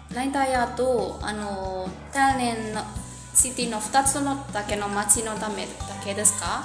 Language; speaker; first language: Japanese; non-native, fluent; Burmese